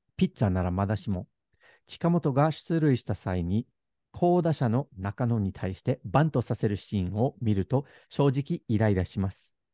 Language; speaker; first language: Japanese; non-native, fluent; English